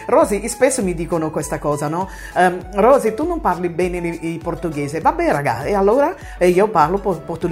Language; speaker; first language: Italian; non-native, fluent; Portuguese